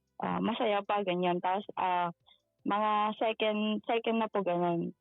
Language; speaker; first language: Filipino; non-native, local second language; Iloko